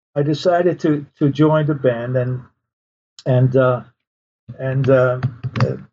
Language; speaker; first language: English; early bilingual, other home language; Polish